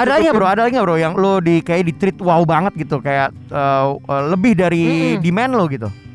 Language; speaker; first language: Indonesian; native; Indonesian